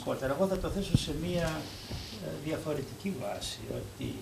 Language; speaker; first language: Greek; native; Greek